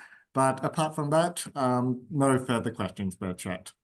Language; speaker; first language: English; native; English